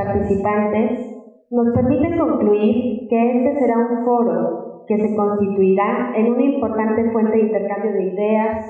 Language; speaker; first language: Spanish; native; Spanish